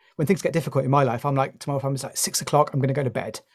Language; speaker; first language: English; native; English